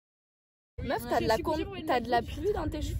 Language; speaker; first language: French; native; French